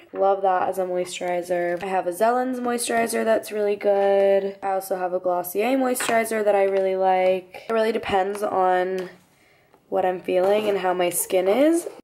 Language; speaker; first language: English; native; English